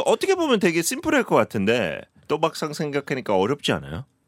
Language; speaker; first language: Korean; non-native, fluent; English